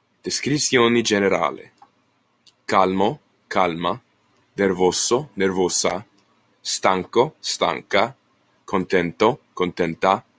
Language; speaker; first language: Italian; non-native, learner; English